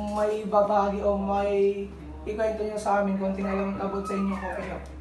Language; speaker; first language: Filipino; native; Filipino